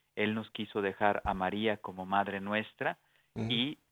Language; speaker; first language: Spanish; native; Spanish